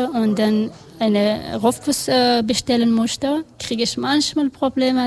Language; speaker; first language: German; non-native, learner; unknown